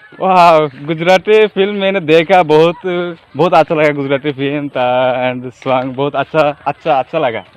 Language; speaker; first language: Hindi; non-native, learner; Bangla